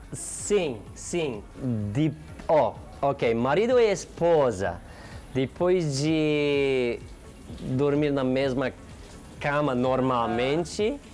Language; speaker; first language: Portuguese; non-native, learner; Turkish